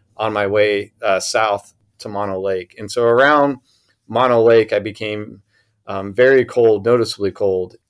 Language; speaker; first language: English; native; English